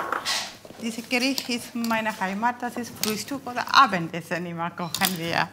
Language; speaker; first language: German; non-native, learner; Tamil